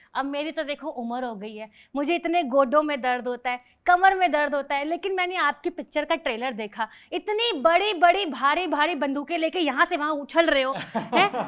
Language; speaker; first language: Hindi; native; Hindi